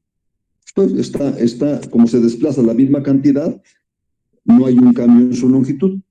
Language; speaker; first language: Spanish; native; Spanish